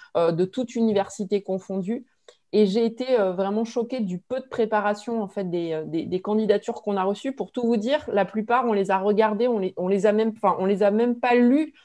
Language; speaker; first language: French; native; French